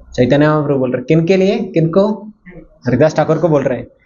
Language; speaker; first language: Hindi; non-native, local second language; Kannada